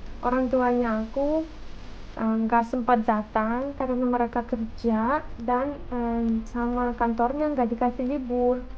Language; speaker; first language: Indonesian; non-native, fluent; Russian